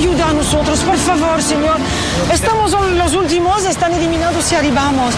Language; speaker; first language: Spanish; non-native, learner; French